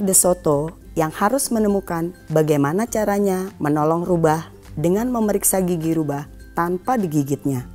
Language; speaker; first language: Indonesian; native; Indonesian